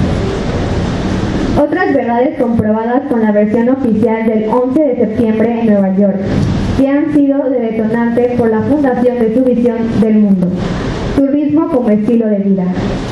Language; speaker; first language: Spanish; native; Spanish